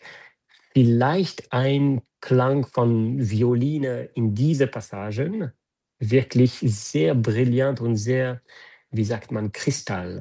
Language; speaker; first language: German; non-native, fluent; French